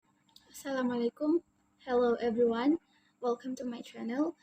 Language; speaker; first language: English; non-native, learner; Indonesian